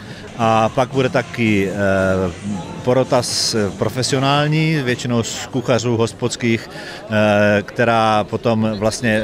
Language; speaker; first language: Czech; native; Czech